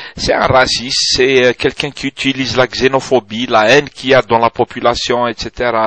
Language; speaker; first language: French; non-native, local second language; Arabic